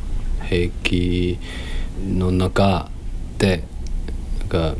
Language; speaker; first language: Japanese; non-native, learner; Chinese